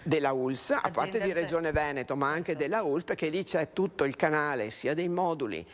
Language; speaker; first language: Italian; native; Italian